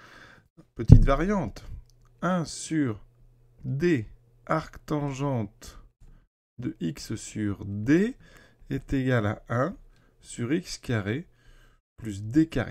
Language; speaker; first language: French; native; French